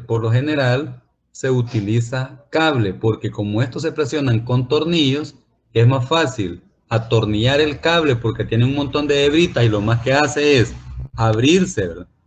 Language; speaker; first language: Spanish; native; Spanish